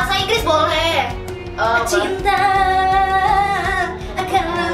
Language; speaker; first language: Indonesian; native; Indonesian